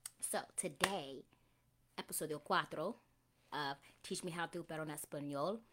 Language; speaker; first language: Spanish; non-native, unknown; English